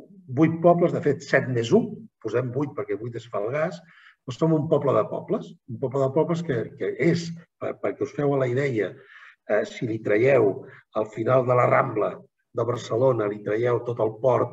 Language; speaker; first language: Catalan; native; Catalan